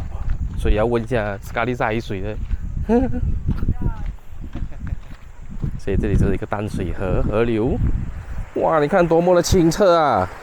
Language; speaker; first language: Chinese; native; Chinese